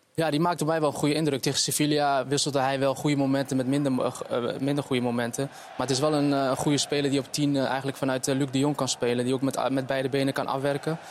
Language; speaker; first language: Dutch; early bilingual, other home language; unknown